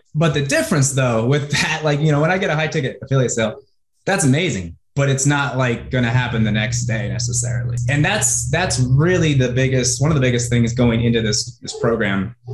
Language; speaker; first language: English; native; English